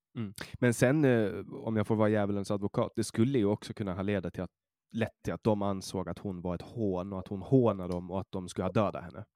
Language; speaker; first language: Swedish; native; Swedish